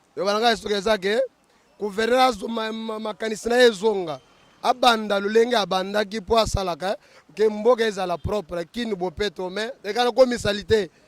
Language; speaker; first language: Lingala; native; Lingala